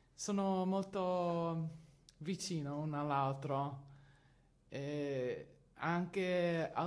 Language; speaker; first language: Italian; non-native, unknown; Spanish